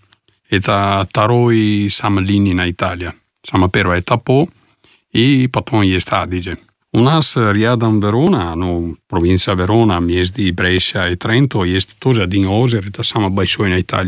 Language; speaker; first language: Russian; non-native, learner; Italian